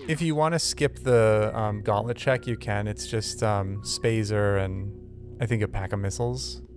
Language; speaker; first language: English; native; English